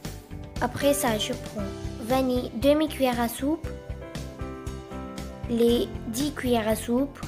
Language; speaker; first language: French; non-native, fluent; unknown